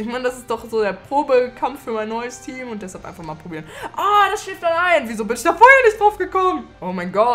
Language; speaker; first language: German; native; German